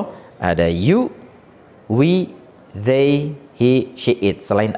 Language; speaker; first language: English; non-native, fluent; Indonesian